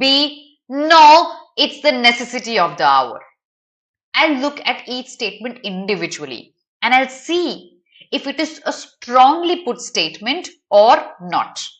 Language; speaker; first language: English; non-native, local second language; Hindi